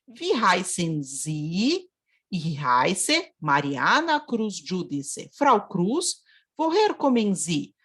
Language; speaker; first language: German; non-native, fluent; Portuguese